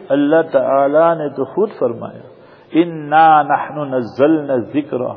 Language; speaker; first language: Urdu; non-native, fluent; Gujarati